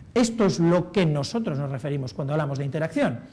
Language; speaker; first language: Spanish; native; Spanish